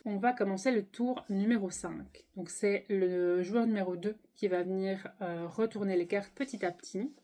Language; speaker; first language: French; native; French